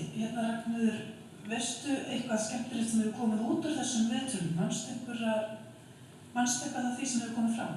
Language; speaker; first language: Icelandic; native; Icelandic